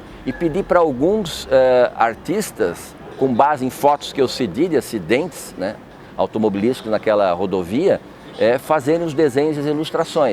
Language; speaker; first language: Portuguese; native; Portuguese